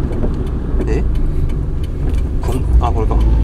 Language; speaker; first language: Japanese; native; Japanese